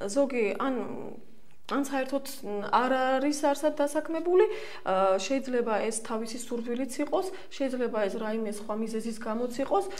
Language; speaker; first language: Georgian; non-native, local second language; Armenian